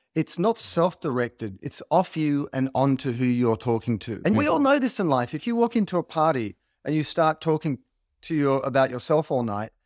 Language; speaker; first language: English; native; English